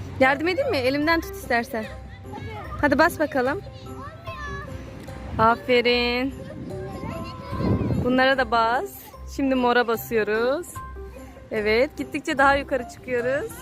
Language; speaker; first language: Turkish; native; Turkish